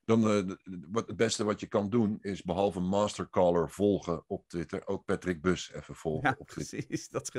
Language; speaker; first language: Dutch; native; Dutch